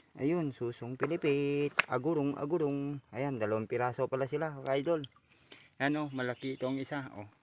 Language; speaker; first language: Filipino; non-native, local second language; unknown